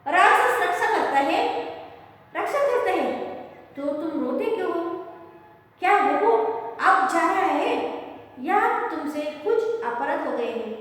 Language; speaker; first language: Hindi; non-native, local second language; Kannada